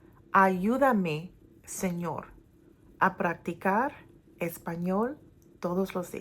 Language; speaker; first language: Spanish; non-native, fluent; English